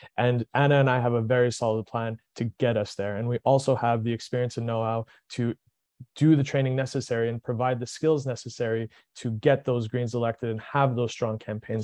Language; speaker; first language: English; early bilingual, other home language; French